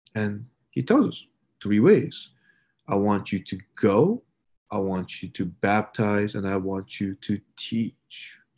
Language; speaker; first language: English; early bilingual, other home language; Korean